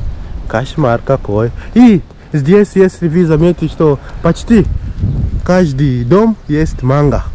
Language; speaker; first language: Russian; non-native, fluent; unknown